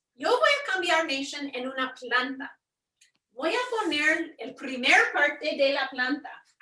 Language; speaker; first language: Spanish; non-native, fluent; English